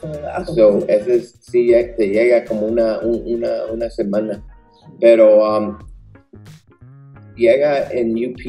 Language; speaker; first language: Spanish; early bilingual, heritage; Spanish